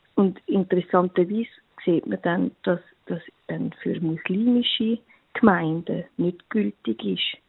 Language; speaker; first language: German; native; German